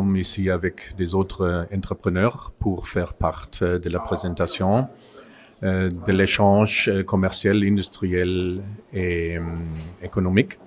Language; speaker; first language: French; non-native, fluent; German